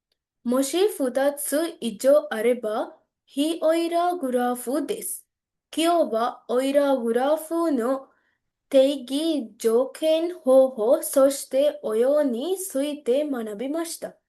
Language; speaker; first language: Japanese; non-native, learner; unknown